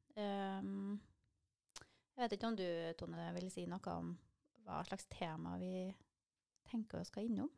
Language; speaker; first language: Norwegian; native; Norwegian